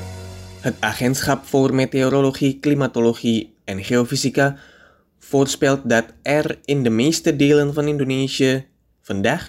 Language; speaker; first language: Dutch; non-native, fluent; Indonesian